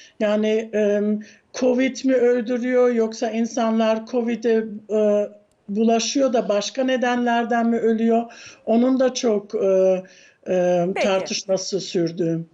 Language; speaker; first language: Turkish; early bilingual, heritage; Turkish